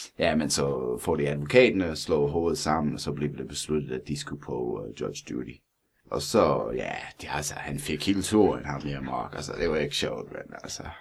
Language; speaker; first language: Danish; non-native, fluent; English